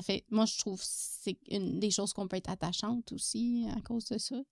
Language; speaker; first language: French; native; French